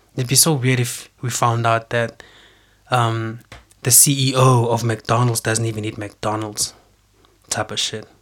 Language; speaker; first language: English; non-native, local second language; Zulu